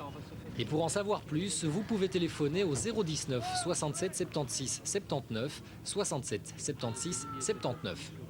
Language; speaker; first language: French; native; French